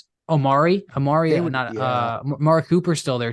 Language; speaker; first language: English; native; English